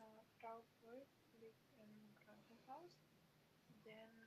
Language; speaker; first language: German; non-native, learner; Macedonian